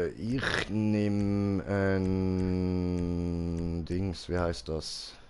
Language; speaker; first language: German; native; German